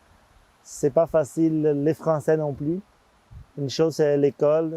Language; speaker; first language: French; non-native, fluent; Portuguese